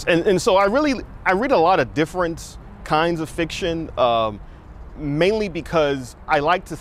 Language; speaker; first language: English; native; English